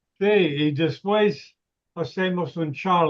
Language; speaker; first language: Spanish; non-native, learner; English